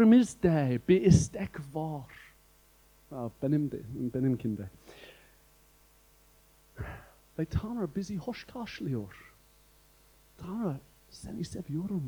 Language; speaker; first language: Turkish; non-native, fluent; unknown